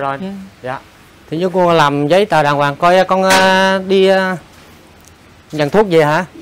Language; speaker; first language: Vietnamese; native; Vietnamese